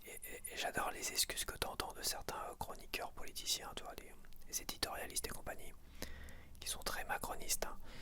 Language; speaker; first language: French; native; French